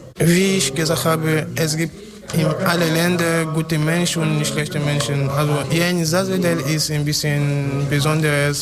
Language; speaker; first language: German; non-native, learner; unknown